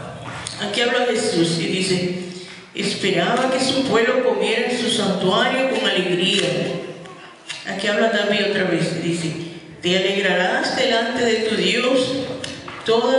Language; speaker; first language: Spanish; native; Spanish